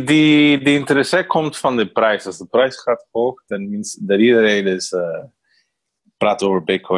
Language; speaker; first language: Dutch; non-native, learner; Spanish